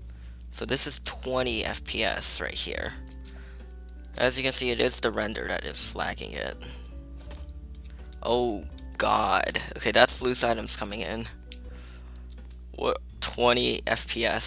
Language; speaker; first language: English; native; English